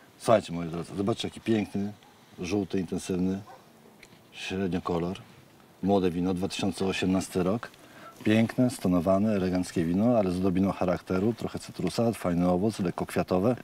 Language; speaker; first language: Polish; native; Polish